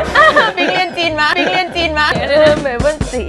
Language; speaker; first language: Chinese; non-native, learner; Thai